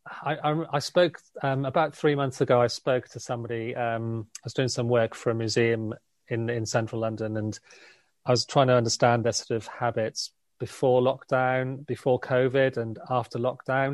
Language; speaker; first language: English; native; English